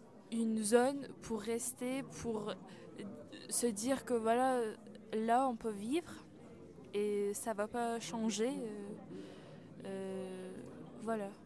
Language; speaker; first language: French; non-native, learner; Persian